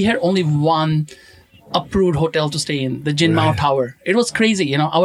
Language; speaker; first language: English; non-native, local second language; Konkani